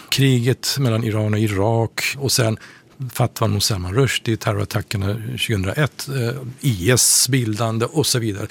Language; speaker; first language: Swedish; non-native, fluent; Persian